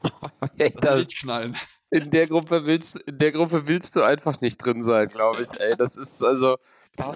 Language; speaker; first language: German; native; German